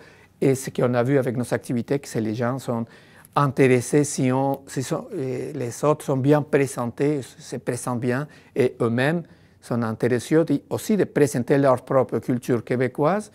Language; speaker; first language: French; non-native, fluent; Spanish